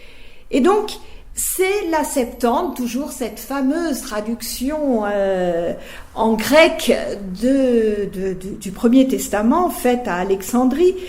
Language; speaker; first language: French; native; French